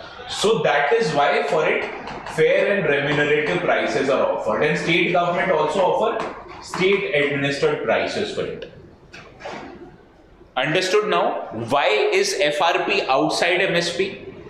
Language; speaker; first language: English; non-native, local second language; Hindi